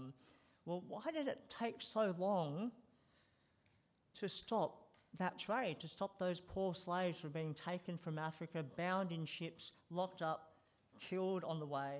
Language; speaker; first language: English; native; English